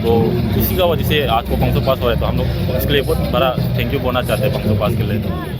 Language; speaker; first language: Hindi; non-native, local second language; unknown